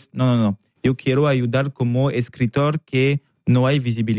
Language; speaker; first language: Spanish; non-native, fluent; French